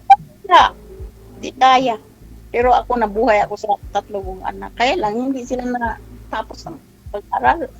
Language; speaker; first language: Filipino; non-native, local second language; Chavacano